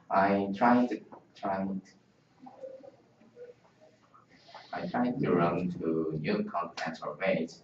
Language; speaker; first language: English; non-native, learner; Korean